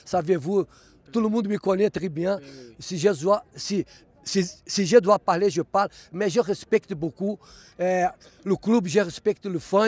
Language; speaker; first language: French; non-native, fluent; Portuguese